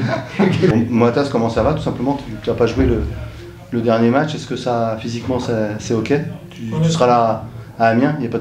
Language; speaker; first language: French; native; French